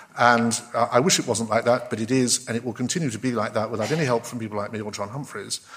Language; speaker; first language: English; native; English